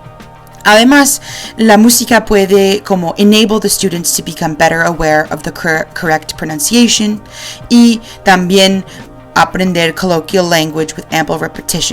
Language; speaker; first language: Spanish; non-native, learner; English